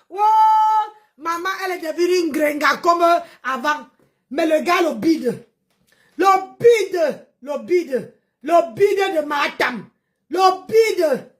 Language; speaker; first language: French; non-native, local second language; Lingala